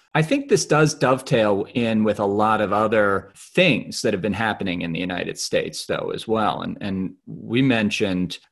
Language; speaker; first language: English; native; English